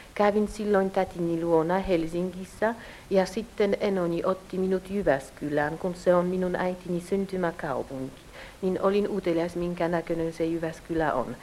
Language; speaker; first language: Finnish; early bilingual, heritage; Polish